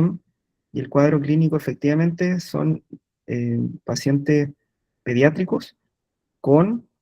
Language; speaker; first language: Spanish; native; Spanish